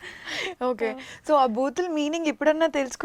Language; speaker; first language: Telugu; native; Telugu